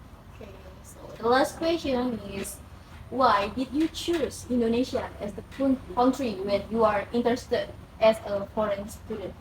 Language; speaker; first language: English; non-native, learner; Indonesian